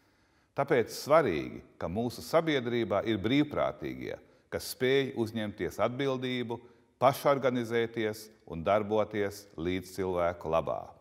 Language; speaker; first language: Latvian; native; Latvian